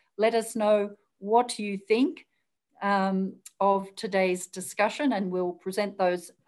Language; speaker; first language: English; native; English